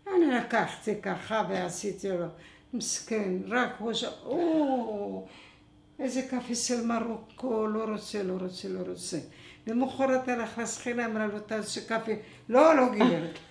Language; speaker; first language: Hebrew; non-native, fluent; Arabic